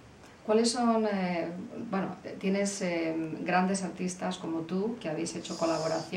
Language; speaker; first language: Spanish; native; Spanish